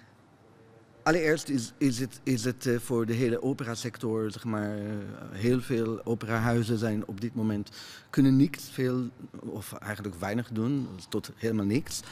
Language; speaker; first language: Dutch; non-native, fluent; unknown